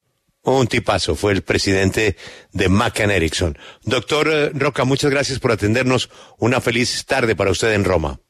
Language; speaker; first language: Spanish; native; Spanish